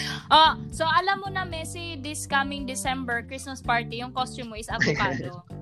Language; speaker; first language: English; non-native, local second language; Filipino